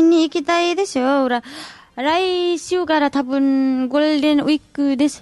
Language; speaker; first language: Japanese; non-native, learner; Nepali